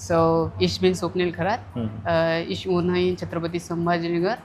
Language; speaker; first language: German; non-native, learner; Marathi